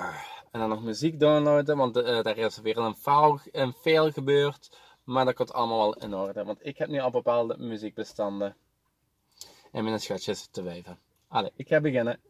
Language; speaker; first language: Dutch; native; Dutch